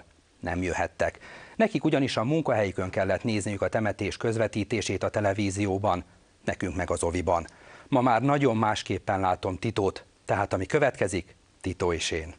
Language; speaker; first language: Hungarian; native; Hungarian